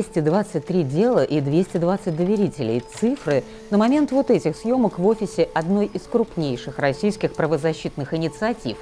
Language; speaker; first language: Russian; native; Russian